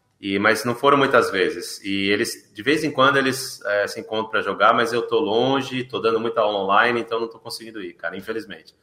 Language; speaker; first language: Portuguese; native; Portuguese